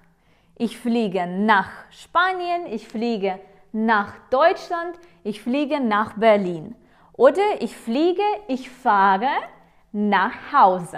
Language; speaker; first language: German; non-native, fluent; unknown